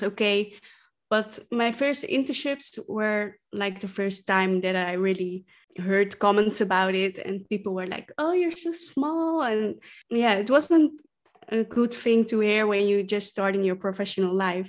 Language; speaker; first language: English; non-native, fluent; Dutch